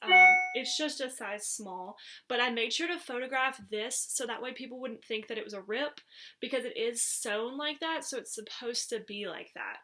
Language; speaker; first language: English; native; English